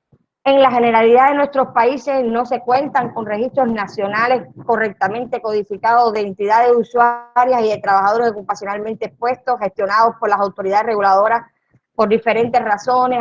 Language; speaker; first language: Spanish; native; Spanish